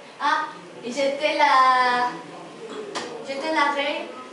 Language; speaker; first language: French; non-native, learner; Spanish